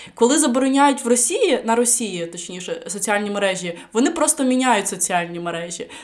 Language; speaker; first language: Ukrainian; non-native, local second language; Russian